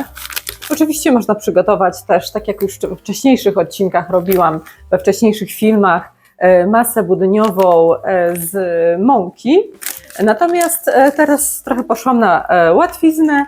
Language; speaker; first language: Polish; native; Polish